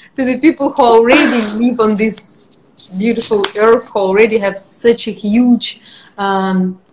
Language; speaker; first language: English; non-native, fluent; Russian